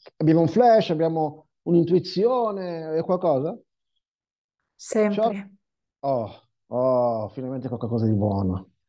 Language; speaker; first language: Italian; non-native, fluent; Hebrew